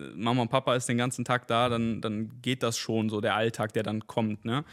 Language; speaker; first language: German; early bilingual, other home language; Spanish